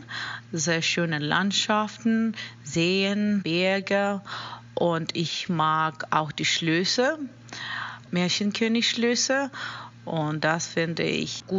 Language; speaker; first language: German; non-native, fluent; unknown